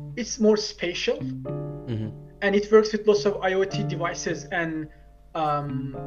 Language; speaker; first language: English; non-native, fluent; Turkish